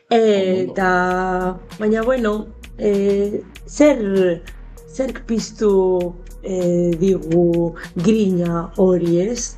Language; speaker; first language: Basque; non-native, fluent; Spanish